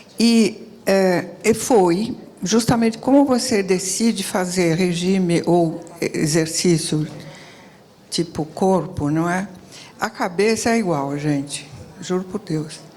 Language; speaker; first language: Portuguese; early bilingual, other home language; Italian